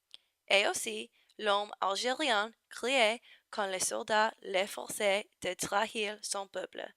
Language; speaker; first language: French; non-native, learner; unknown